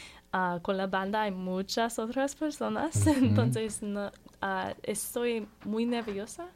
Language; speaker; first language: Spanish; non-native, learner; English